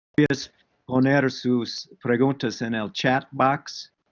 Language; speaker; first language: Spanish; non-native, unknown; English